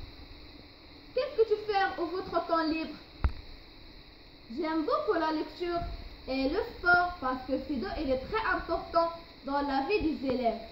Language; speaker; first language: French; non-native, local second language; Arabic